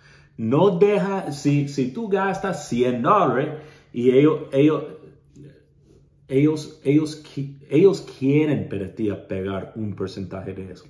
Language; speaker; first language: Spanish; non-native, learner; English